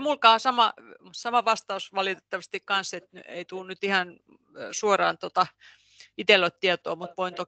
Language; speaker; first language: Finnish; native; Finnish